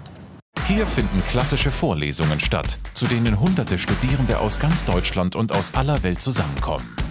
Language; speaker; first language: German; native; German